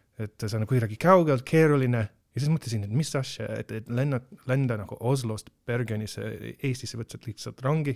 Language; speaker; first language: Estonian; non-native, fluent; English